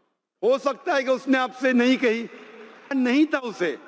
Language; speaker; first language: Hindi; native; Hindi